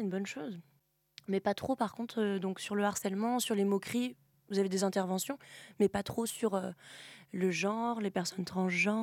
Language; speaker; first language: French; native; French